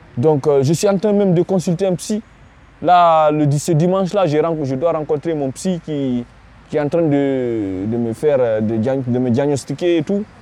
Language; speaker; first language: French; non-native, local second language; Fula